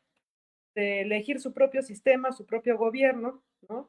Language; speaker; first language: Spanish; native; Spanish